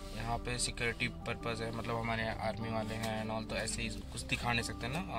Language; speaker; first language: Hindi; native; Hindi